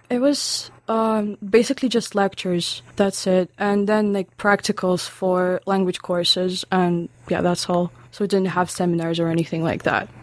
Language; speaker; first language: English; non-native, fluent; Lithuanian